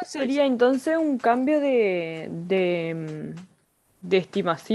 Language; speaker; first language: Spanish; native; Spanish